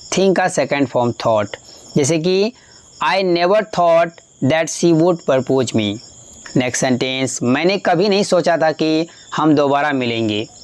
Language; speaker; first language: Hindi; native; Hindi